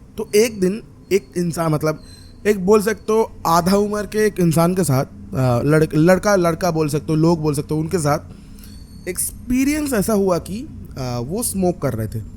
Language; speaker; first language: Hindi; non-native, local second language; Bangla